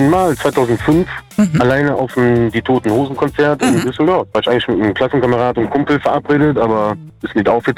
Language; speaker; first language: German; native; German